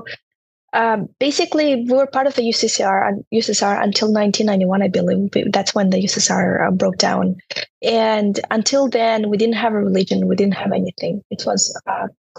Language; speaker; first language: English; non-native, fluent; Turkmen